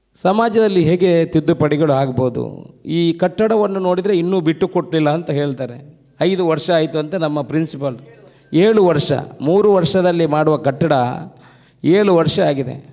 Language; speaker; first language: Kannada; non-native, local second language; Tulu